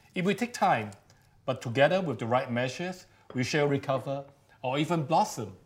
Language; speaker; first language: English; non-native, local second language; Cantonese